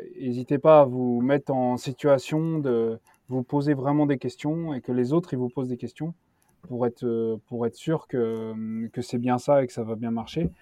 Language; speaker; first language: French; native; French